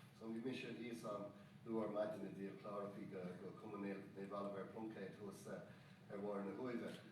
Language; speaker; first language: Irish; non-native, local second language; English